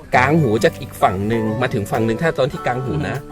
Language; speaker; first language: Thai; native; Thai